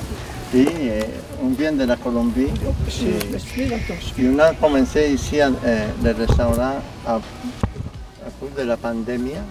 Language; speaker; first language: French; non-native, learner; Spanish